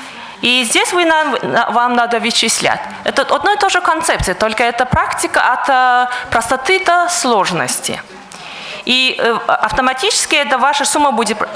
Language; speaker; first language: Russian; non-native, fluent; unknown